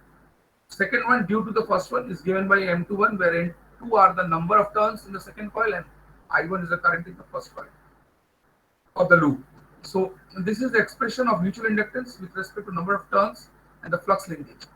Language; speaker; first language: English; non-native, local second language; Bangla